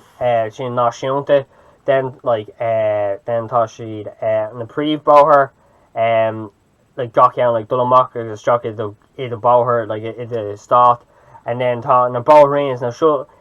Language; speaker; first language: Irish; non-native, local second language; English